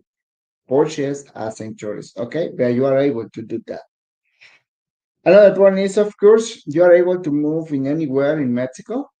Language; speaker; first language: English; non-native, learner; Spanish